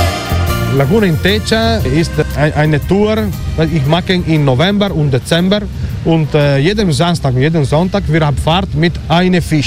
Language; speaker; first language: German; non-native, learner; Italian